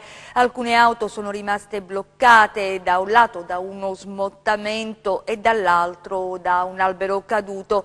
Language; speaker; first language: Italian; native; Italian